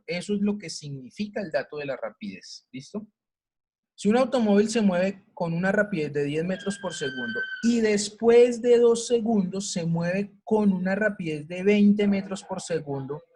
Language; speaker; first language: Spanish; native; Spanish